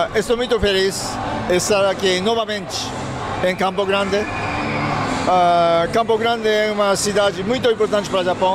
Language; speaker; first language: Portuguese; non-native, fluent; Japanese